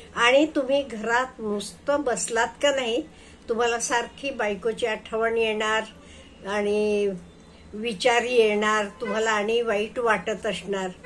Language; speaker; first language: Marathi; non-native, fluent; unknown